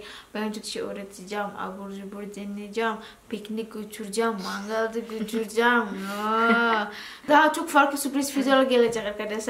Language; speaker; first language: Turkish; non-native, learner; Indonesian